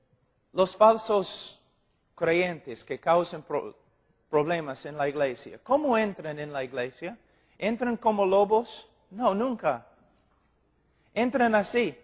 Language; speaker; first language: Spanish; non-native, fluent; English